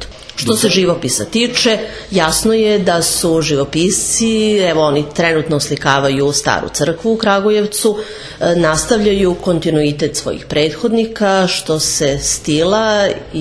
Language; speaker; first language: Serbian; native; Serbian